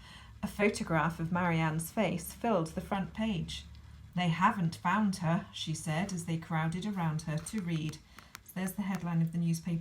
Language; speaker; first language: English; native; English